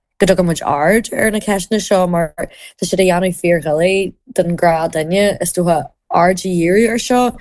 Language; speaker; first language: Irish; native; Irish